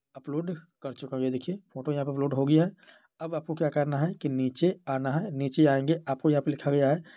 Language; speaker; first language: Hindi; native; Hindi